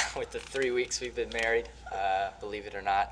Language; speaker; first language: English; native; English